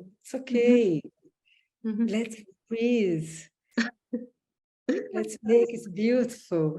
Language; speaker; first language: English; non-native, learner; Portuguese